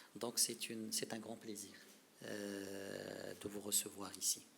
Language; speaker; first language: French; non-native, local second language; Arabic